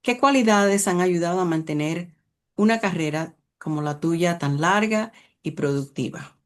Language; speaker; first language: Spanish; early bilingual, other home language; English